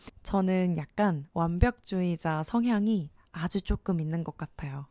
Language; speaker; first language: Korean; native; Korean